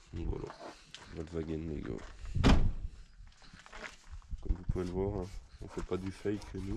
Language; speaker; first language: French; native; French